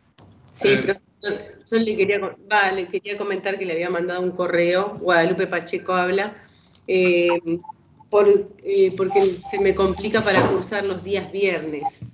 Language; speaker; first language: Spanish; native; Spanish